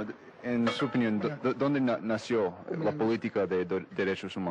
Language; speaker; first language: Spanish; non-native, fluent; English